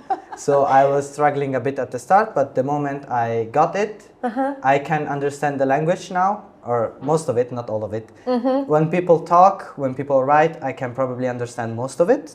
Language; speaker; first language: English; non-native, fluent; Italian